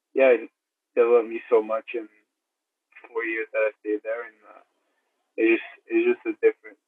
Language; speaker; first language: English; native; English